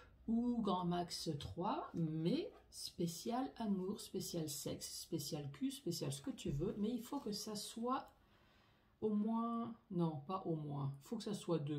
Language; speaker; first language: French; native; French